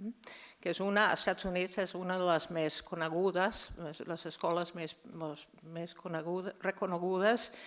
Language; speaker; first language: Catalan; non-native, fluent; English